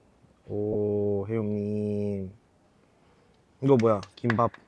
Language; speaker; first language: Korean; native; Korean